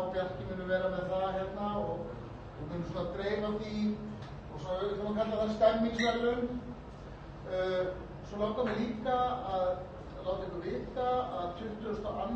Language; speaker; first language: Icelandic; native; Icelandic